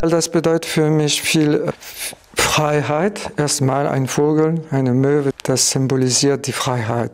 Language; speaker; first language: German; non-native, fluent; French